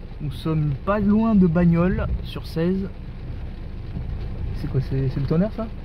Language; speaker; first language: French; native; French